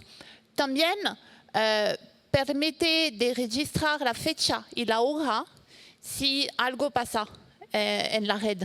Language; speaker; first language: Spanish; non-native, fluent; French